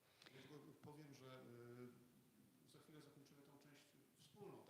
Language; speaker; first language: Polish; native; Polish